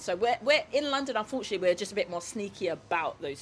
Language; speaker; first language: English; native; English